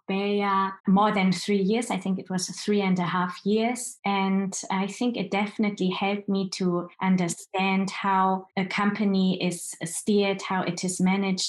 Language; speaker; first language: English; non-native, fluent; Chinese